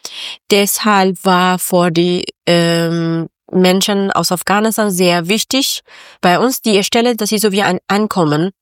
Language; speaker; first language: German; non-native, learner; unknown